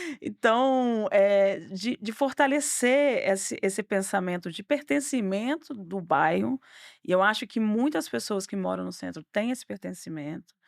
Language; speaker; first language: Portuguese; native; Portuguese